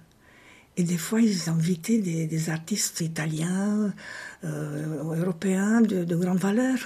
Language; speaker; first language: French; non-native, fluent; Romanian